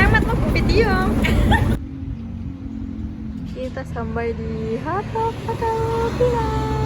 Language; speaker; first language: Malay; non-native, local second language; Javanese